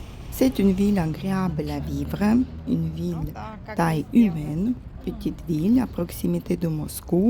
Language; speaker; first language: French; non-native, fluent; Russian